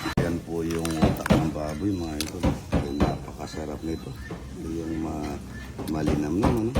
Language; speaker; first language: Filipino; non-native, local second language; Pampanga